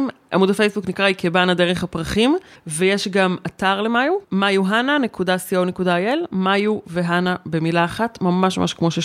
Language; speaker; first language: Hebrew; native; Hebrew